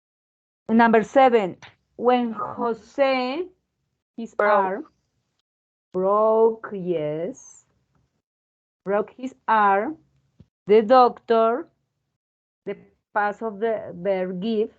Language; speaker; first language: English; non-native, learner; Spanish